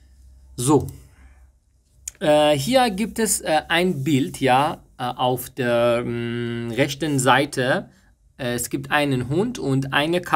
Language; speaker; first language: German; non-native, fluent; Persian